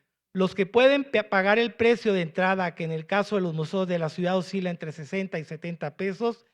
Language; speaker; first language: Spanish; native; Spanish